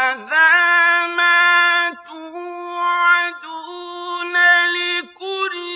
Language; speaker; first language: Arabic; native; Arabic